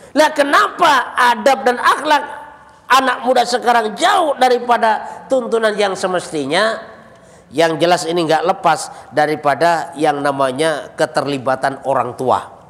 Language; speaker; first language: Indonesian; native; Indonesian